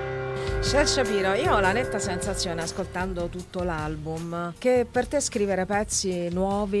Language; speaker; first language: Italian; native; Italian